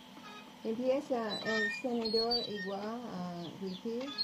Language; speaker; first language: Spanish; non-native, learner; English